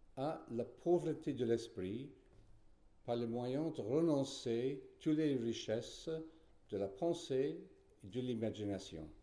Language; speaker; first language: French; non-native, fluent; English